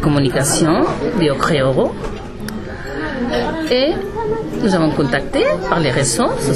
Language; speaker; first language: French; non-native, learner; Spanish